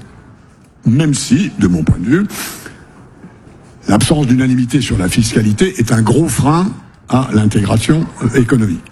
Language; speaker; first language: French; native; French